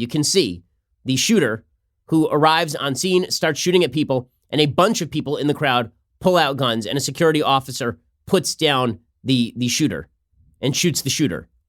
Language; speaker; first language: English; native; English